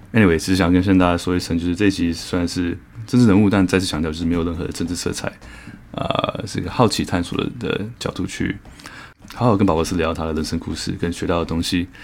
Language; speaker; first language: Chinese; native; Chinese